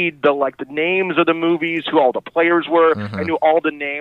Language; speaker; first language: English; native; English